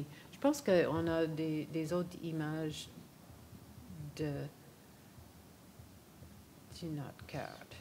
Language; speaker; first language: French; non-native, fluent; English